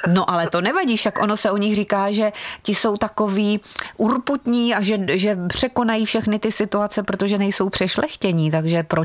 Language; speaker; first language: Czech; native; Czech